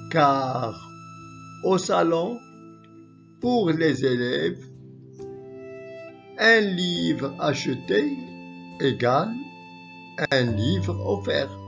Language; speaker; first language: French; non-native, local second language; Arabic